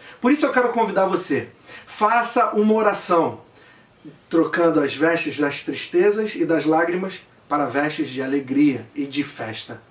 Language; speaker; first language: Portuguese; native; Portuguese